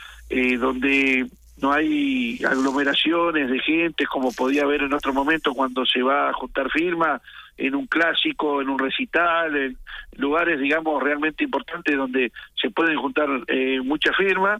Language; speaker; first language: Spanish; native; Spanish